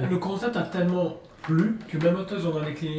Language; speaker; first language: French; native; French